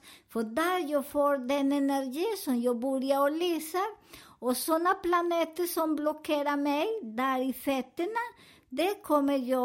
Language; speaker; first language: Swedish; non-native, learner; Spanish